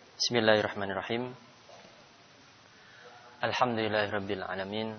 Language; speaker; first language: Arabic; non-native, fluent; Indonesian